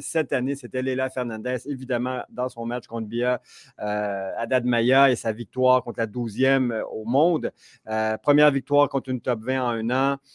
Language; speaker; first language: French; native; French